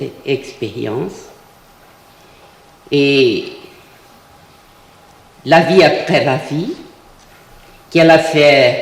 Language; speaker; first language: French; non-native, fluent; Portuguese